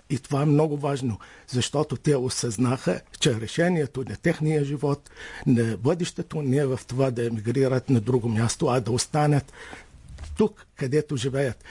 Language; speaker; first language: Bulgarian; non-native, fluent; Arabic